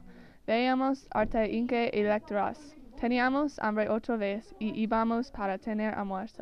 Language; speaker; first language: Spanish; non-native, learner; English